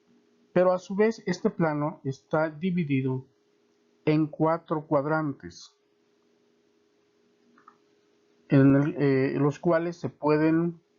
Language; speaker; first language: Spanish; native; Spanish